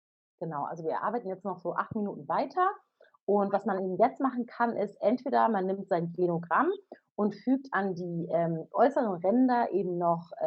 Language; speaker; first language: German; native; German